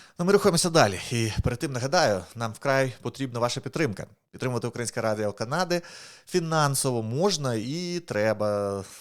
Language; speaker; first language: Ukrainian; native; Ukrainian